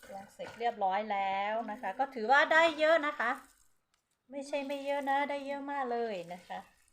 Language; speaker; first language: Thai; non-native, local second language; Hmong